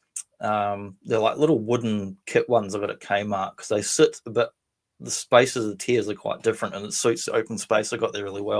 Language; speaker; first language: English; native; English